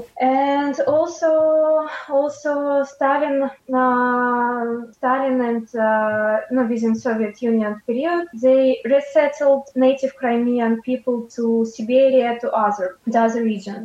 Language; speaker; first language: English; non-native, fluent; Ukrainian